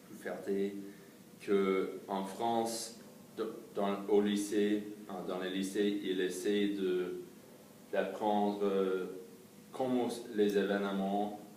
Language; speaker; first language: French; non-native, fluent; English